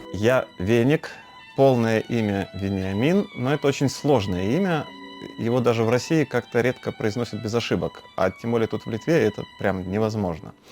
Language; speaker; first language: Russian; native; Russian